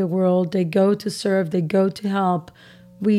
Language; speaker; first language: English; non-native, fluent; Persian